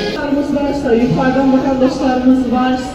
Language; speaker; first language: Turkish; non-native, learner; Azerbaijani